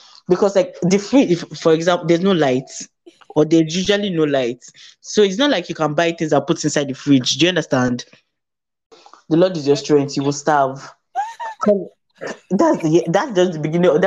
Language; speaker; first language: English; non-native, local second language; Yoruba